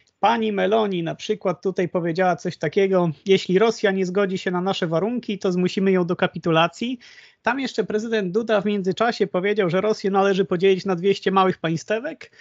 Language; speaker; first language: Polish; native; Polish